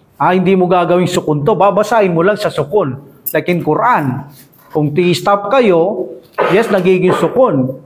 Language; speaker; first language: Filipino; native; Filipino